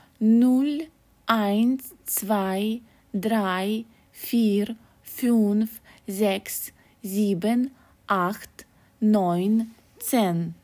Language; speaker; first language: German; non-native, fluent; Russian